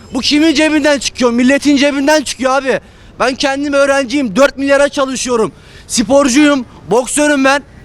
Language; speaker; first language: Turkish; native; Turkish